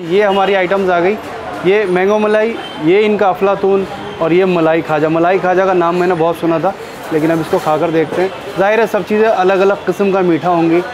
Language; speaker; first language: Hindi; native; Hindi